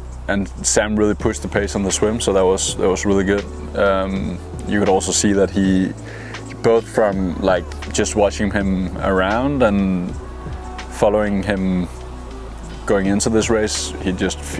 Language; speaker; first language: English; non-native, fluent; Danish